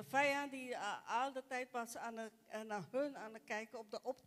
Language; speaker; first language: Dutch; non-native, local second language; Papiamento